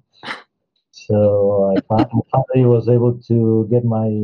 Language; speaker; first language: English; non-native, fluent; Italian